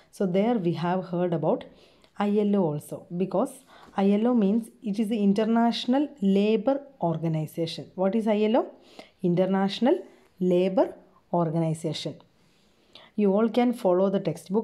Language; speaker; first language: English; non-native, local second language; Malayalam